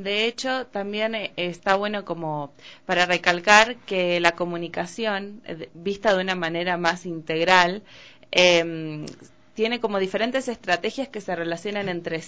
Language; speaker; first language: Spanish; native; Spanish